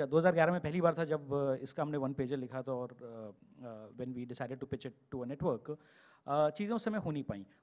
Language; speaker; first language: Hindi; native; Hindi